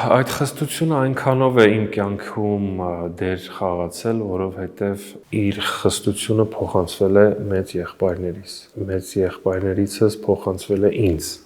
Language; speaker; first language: Armenian; early bilingual, heritage; Armenian